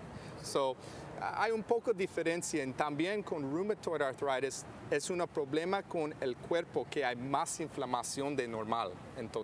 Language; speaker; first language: Spanish; non-native, fluent; English